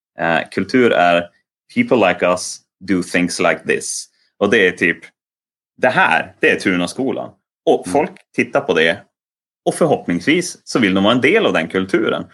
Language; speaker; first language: Swedish; native; Swedish